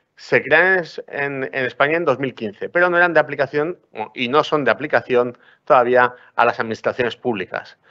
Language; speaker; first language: Spanish; non-native, local second language; Catalan